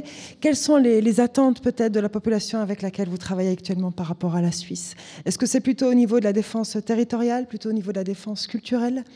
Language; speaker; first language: French; native; French